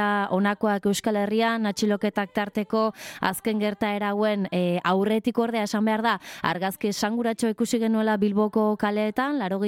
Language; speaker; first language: Basque; native; Basque